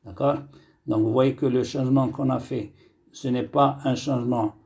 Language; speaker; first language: French; non-native, local second language; Arabic